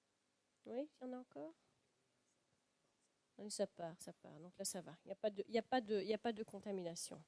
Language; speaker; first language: French; native; French